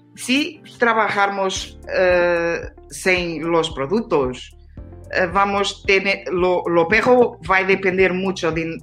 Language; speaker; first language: Spanish; non-native, learner; Portuguese